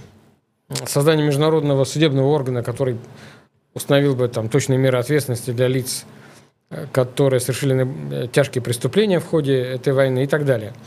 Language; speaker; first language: Russian; native; Russian